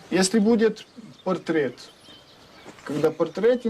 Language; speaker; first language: Russian; non-native, learner; French